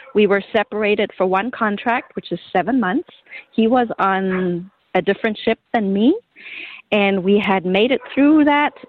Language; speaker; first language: English; non-native, fluent; German